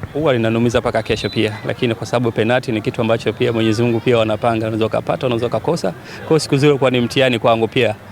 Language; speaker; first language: Swahili; native; Swahili